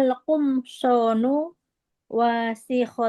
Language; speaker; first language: Arabic; non-native, learner; Indonesian